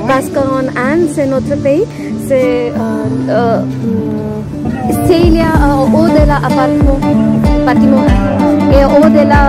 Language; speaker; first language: French; non-native, learner; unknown